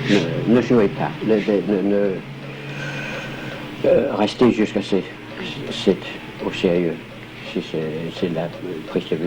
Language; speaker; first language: French; non-native, fluent; Danish